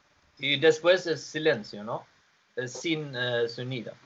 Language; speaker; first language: Spanish; non-native, learner; Swedish